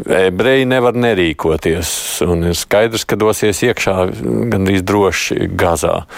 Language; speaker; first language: Latvian; native; Latvian